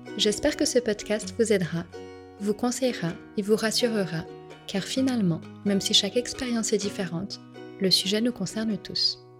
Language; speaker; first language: French; native; French